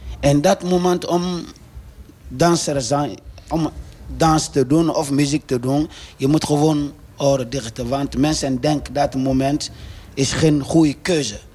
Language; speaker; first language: Dutch; non-native, learner; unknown